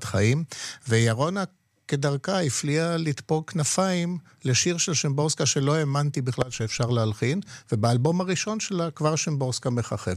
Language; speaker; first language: Hebrew; non-native, local second language; Polish